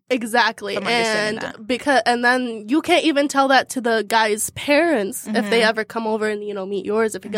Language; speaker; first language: English; early bilingual, heritage; Arabic